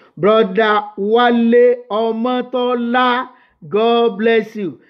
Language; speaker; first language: English; non-native, local second language; Yoruba